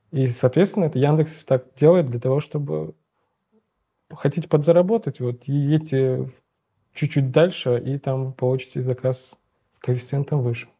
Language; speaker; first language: Russian; non-native, local second language; Uzbek